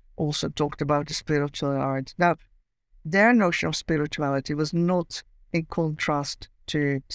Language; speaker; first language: English; non-native, fluent; Dutch